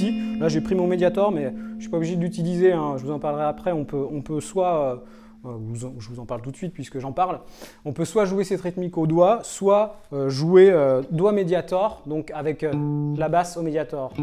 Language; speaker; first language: French; native; French